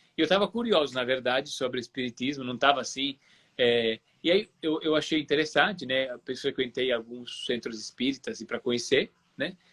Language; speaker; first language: Portuguese; non-native, fluent; Italian